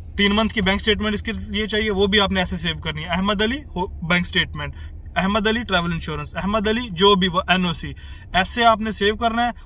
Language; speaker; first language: Urdu; non-native, local second language; Punjabi